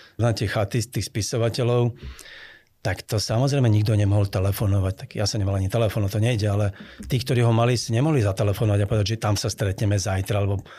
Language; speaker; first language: Slovak; early bilingual, other home language; Czech